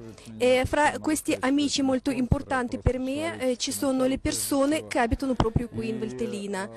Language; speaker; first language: Italian; non-native, fluent; Russian